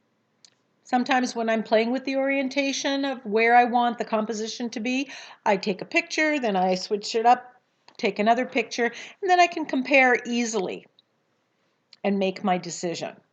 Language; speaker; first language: English; native; English